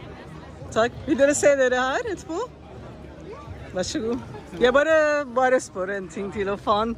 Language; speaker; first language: Norwegian; non-native, learner; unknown